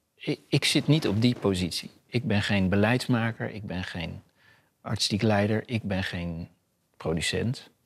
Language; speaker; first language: Dutch; native; Dutch